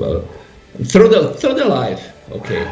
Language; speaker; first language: English; non-native, learner; Portuguese